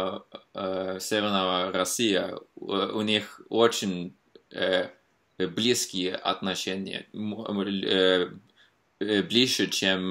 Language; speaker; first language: Russian; non-native, fluent; Norwegian